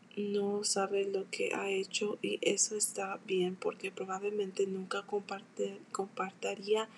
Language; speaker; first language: Spanish; early bilingual, heritage; Spanish